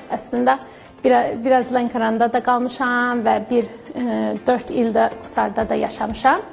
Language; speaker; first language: Azerbaijani; non-native, fluent; English